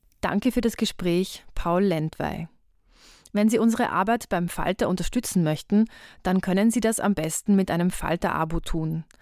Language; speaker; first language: German; native; German